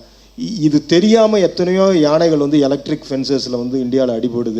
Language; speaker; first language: Tamil; native; Tamil